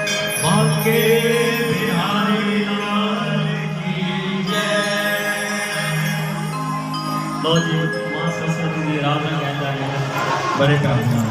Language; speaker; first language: Hindi; non-native, local second language; Punjabi